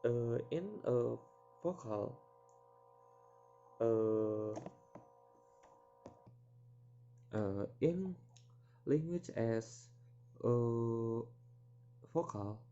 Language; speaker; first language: English; non-native, learner; Indonesian